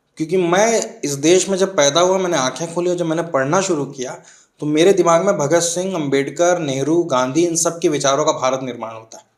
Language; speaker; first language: Hindi; non-native, local second language; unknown